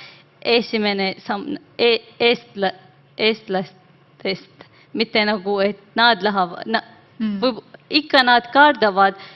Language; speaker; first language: Estonian; non-native, learner; Arabic